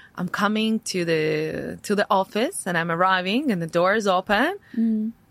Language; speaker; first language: English; non-native, fluent; Latvian